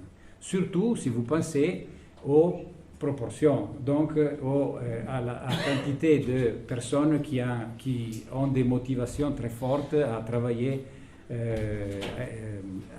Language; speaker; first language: French; non-native, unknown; Italian